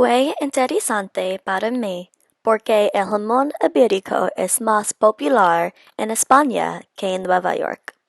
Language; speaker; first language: Spanish; non-native, learner; English